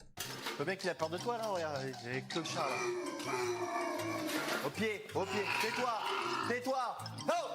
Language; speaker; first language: French; native; French